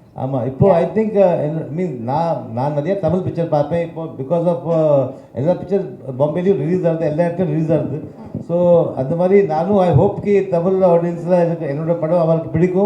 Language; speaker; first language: Tamil; early bilingual, heritage; Tamil